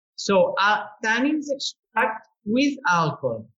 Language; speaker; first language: English; non-native, fluent; Spanish